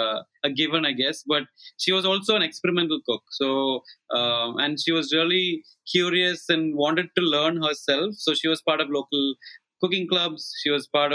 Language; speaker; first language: English; non-native, local second language; Malayalam